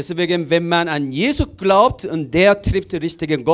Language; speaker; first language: German; non-native, learner; Korean